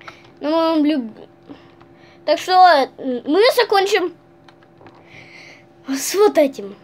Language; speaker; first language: Russian; early bilingual, heritage; Russian